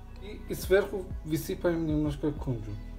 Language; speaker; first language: Russian; non-native, fluent; Persian